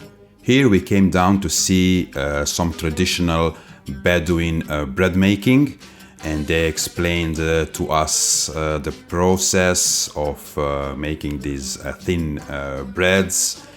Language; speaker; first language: English; non-native, fluent; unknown